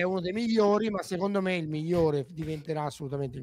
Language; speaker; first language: Italian; native; Italian